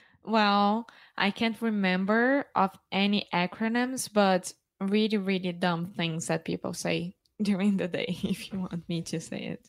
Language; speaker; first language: English; non-native, fluent; Portuguese